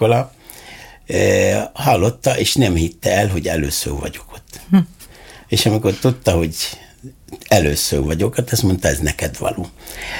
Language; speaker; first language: Hungarian; non-native, fluent; Arabic